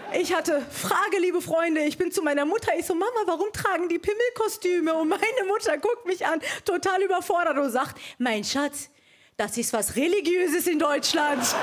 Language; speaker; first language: German; early bilingual, other home language; Persian